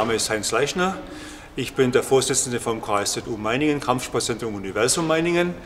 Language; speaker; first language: German; native; German